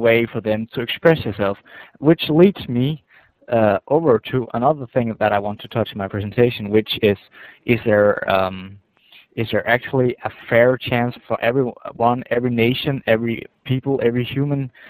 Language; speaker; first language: English; non-native, fluent; Danish